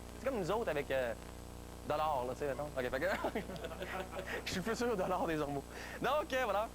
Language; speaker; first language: French; native; French